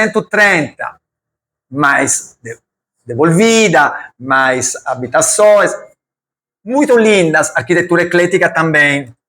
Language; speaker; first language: Portuguese; non-native, learner; Italian